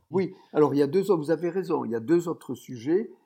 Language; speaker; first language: French; native; French